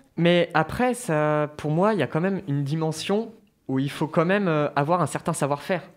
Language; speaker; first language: French; native; French